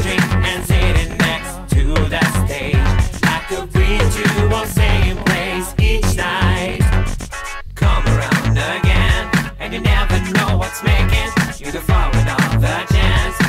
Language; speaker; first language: English; non-native, learner; Bulgarian